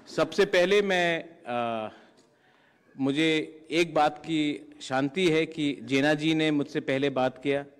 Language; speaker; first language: Hindi; non-native, local second language; Kok Borok